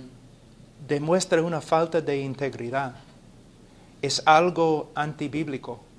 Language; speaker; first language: Spanish; non-native, fluent; English